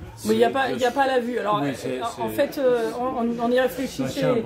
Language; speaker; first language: French; native; French